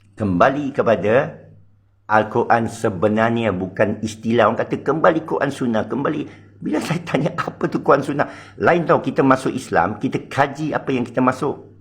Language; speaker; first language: Malay; non-native, local second language; Chinese